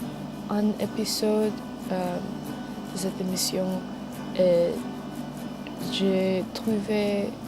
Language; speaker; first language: French; non-native, learner; English